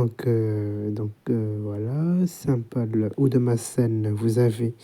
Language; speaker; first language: French; native; French